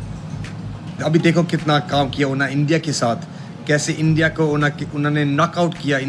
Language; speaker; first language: Hindi; early bilingual, heritage; Hindi